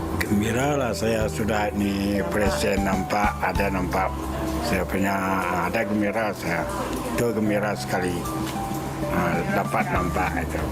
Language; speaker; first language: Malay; non-native, local second language; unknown